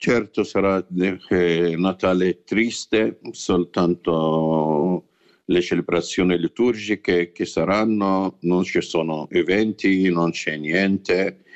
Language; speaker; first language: Italian; non-native, fluent; Arabic